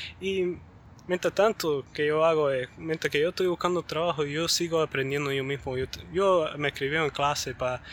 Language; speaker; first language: Spanish; early bilingual, heritage; Spanish